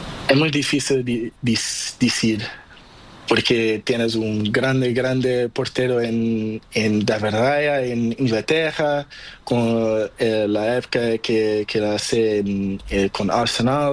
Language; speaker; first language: Spanish; non-native, learner; Portuguese